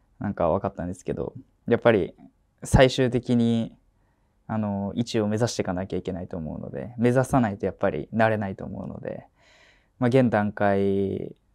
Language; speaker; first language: Japanese; native; Japanese